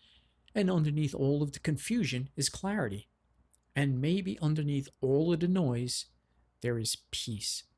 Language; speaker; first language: English; native; English